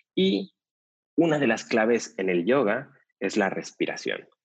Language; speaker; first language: Spanish; native; Spanish